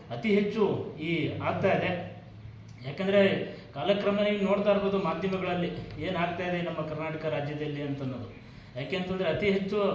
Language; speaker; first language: Kannada; non-native, local second language; Lambadi